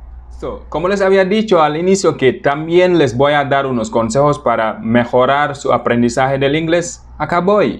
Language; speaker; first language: Spanish; non-native, fluent; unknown